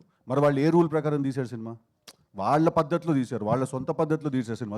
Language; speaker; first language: Telugu; native; Telugu